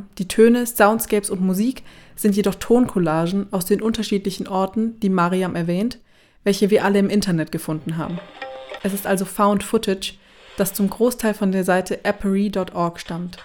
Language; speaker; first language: German; native; German